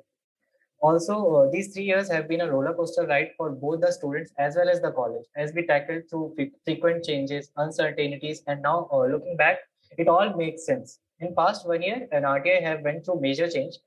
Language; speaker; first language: English; non-native, local second language; Hindi